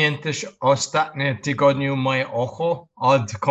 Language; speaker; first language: Polish; non-native, learner; English